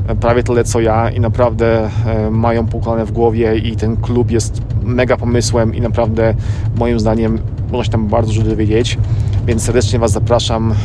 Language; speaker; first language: Polish; native; Polish